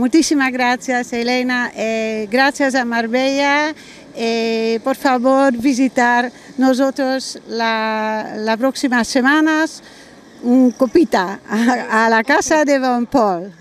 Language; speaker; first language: Spanish; non-native, learner; German